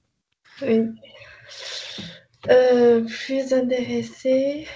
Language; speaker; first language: French; non-native, learner; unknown